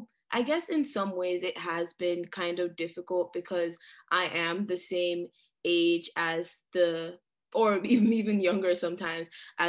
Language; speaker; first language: English; non-native, local second language; Yoruba